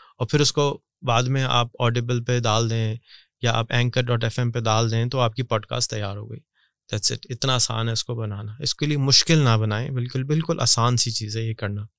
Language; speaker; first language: Urdu; native; Urdu